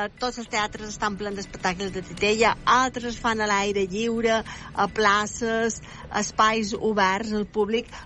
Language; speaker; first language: Catalan; native; Catalan